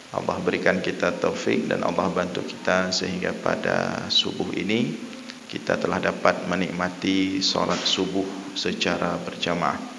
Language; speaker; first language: Malay; non-native, local second language; Achinese